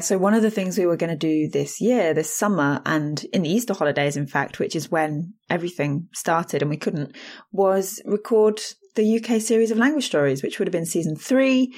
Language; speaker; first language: English; native; English